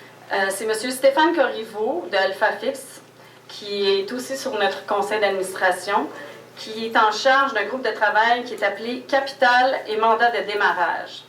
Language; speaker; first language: French; native; French